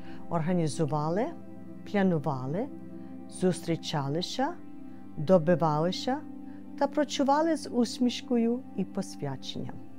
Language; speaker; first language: Ukrainian; early bilingual, heritage; Ukrainian